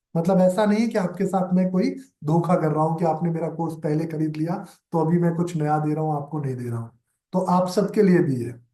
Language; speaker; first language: Hindi; native; Hindi